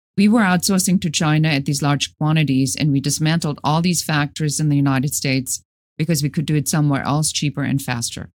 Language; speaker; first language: English; non-native, fluent; German